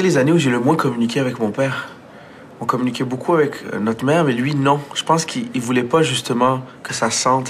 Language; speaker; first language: French; early bilingual, other home language; Arabic